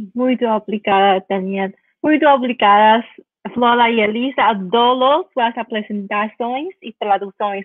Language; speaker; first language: Portuguese; non-native, learner; Chinese